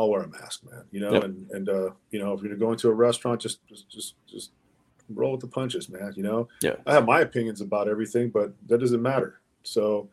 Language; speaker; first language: English; early bilingual, other home language; Spanish